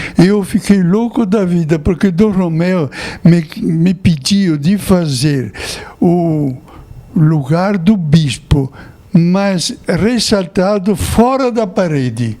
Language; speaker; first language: Portuguese; non-native, fluent; Italian